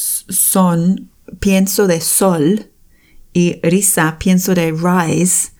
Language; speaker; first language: Spanish; non-native, fluent; English